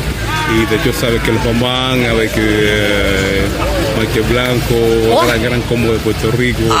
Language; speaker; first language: French; non-native, fluent; Spanish